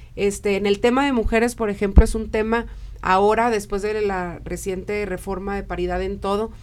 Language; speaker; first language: Spanish; native; Spanish